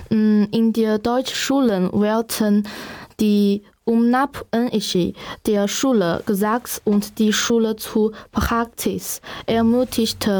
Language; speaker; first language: German; non-native, learner; Chinese